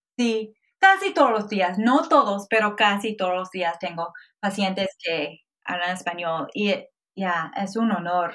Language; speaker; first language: Spanish; non-native, fluent; English